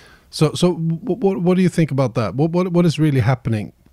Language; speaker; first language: English; non-native, fluent; Swedish